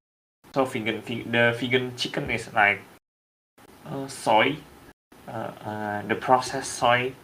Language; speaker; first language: English; non-native, learner; Indonesian